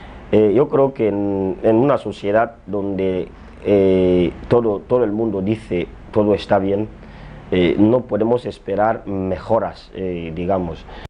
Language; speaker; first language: Spanish; non-native, local second language; Fang